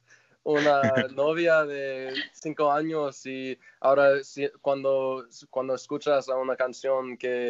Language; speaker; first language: Spanish; non-native, fluent; English